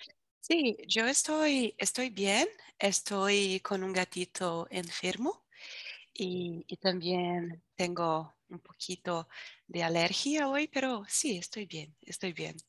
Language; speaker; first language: Spanish; non-native, fluent; Portuguese